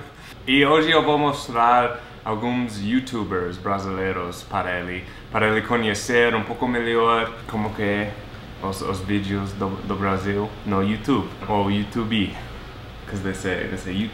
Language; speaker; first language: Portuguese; non-native, fluent; English